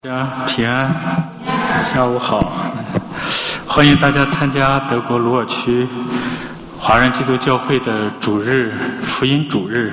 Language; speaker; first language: Chinese; native; Chinese